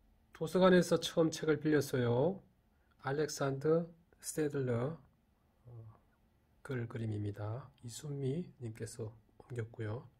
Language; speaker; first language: Korean; native; Korean